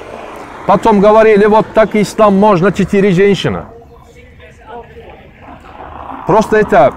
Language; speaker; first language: Russian; non-native, learner; Turkish